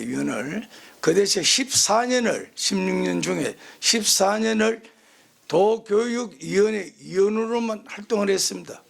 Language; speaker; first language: Korean; native; Korean